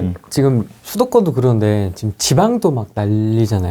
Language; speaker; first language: Korean; native; Korean